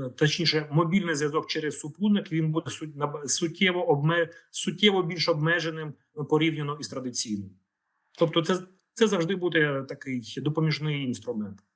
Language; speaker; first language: Ukrainian; native; Ukrainian